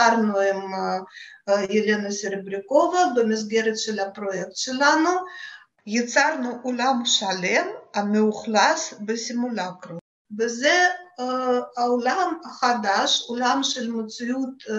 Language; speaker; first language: Hebrew; non-native, fluent; Russian